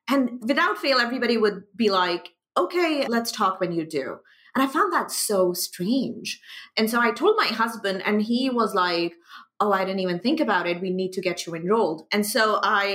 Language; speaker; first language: English; non-native, local second language; Urdu